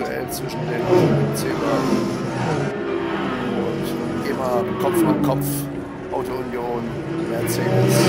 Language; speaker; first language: German; native; German